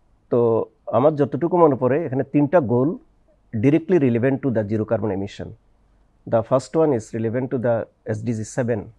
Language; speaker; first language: Bangla; native; Bangla